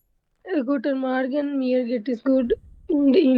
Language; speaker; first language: German; non-native, learner; Urdu